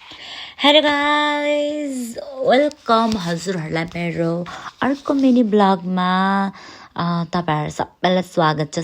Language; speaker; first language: Nepali; native; Nepali